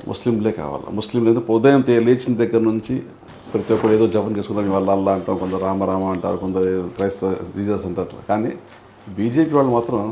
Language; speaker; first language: Telugu; native; Telugu